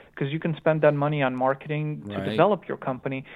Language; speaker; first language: English; early bilingual, other home language; Romanian